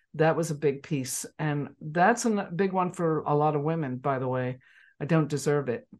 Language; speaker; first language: English; native; English